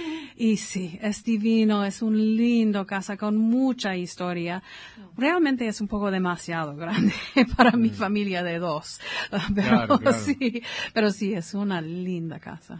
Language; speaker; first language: Spanish; non-native, fluent; English